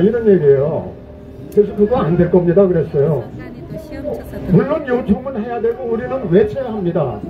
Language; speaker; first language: Korean; native; Korean